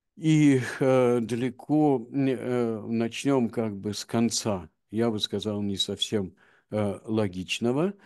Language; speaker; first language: Russian; native; Russian